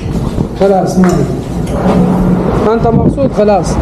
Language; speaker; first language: Arabic; non-native, learner; Urdu